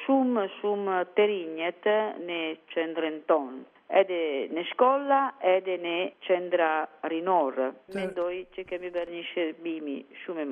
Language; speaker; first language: Albanian; non-native, learner; Italian